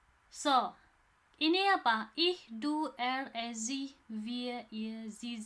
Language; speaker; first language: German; non-native, fluent; Indonesian